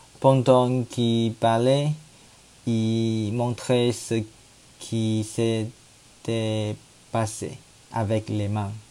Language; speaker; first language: French; non-native, learner; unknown